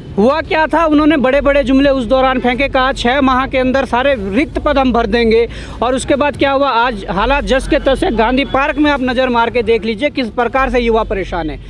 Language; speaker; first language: Hindi; native; Hindi